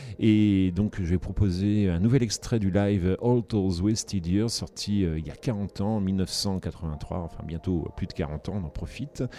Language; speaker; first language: French; native; French